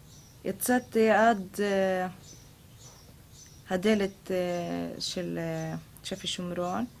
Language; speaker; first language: Hebrew; non-native, local second language; Arabic